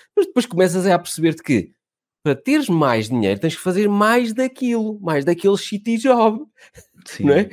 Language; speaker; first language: Portuguese; native; Portuguese